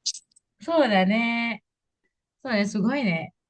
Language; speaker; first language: Japanese; non-native, fluent; Indonesian